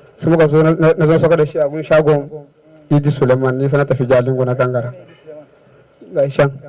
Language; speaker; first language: Hausa; non-native, local second language; Fula